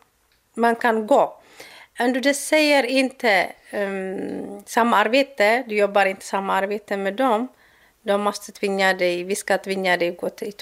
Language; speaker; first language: Swedish; non-native, learner; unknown